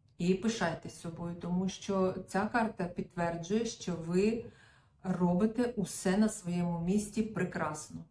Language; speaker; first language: Ukrainian; non-native, local second language; Russian